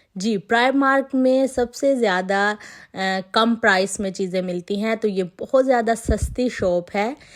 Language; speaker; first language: Urdu; non-native, local second language; Punjabi